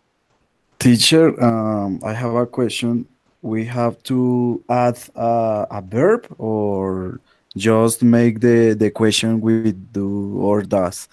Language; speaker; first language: English; non-native, learner; Spanish